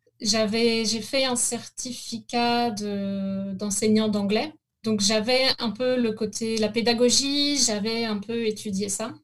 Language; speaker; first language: French; native; French